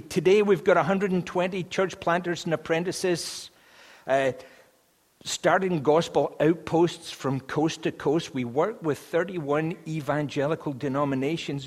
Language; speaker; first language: English; native; English